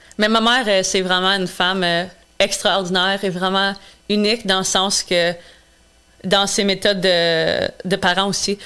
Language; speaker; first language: French; non-native, local second language; English